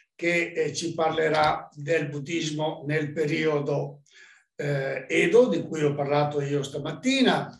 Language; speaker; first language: Italian; native; Italian